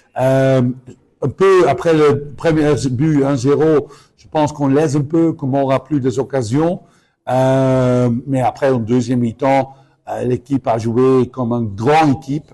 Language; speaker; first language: French; non-native, fluent; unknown